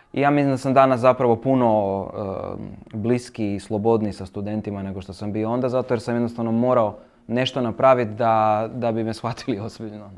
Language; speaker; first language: Croatian; native; Croatian